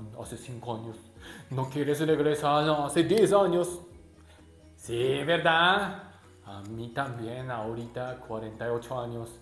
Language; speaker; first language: Spanish; non-native, learner; Japanese